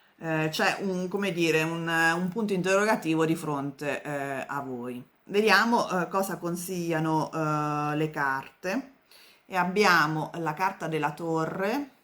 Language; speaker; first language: Italian; native; Italian